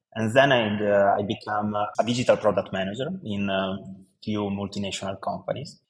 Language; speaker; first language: English; non-native, fluent; Italian